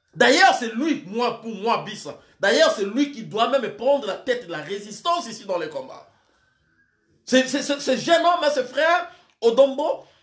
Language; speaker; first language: French; non-native, local second language; Lingala